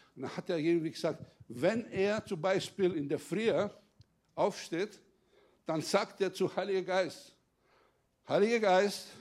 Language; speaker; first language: German; non-native, fluent; Greek